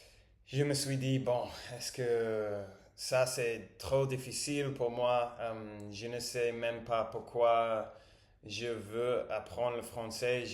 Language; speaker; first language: French; non-native, learner; English